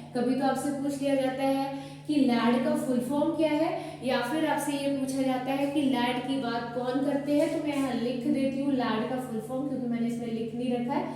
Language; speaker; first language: Hindi; native; Hindi